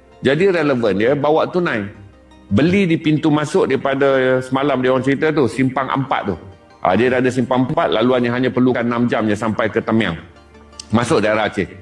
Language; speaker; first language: Malay; native; Malay